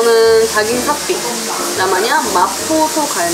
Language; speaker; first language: Indonesian; non-native, learner; Korean